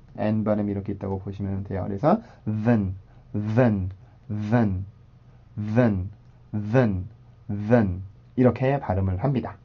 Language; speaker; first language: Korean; native; Korean